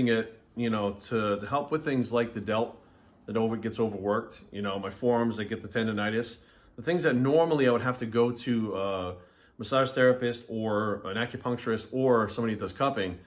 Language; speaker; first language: English; native; English